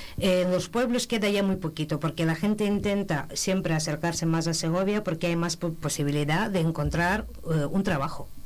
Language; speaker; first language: Spanish; non-native, fluent; Ukrainian